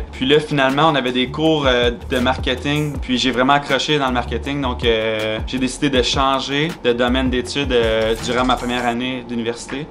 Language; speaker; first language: French; native; French